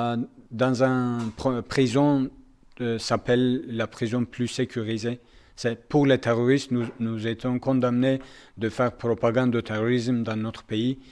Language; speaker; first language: French; non-native, learner; Kurdish